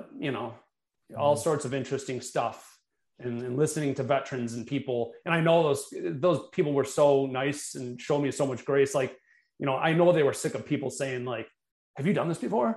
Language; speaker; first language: English; native; English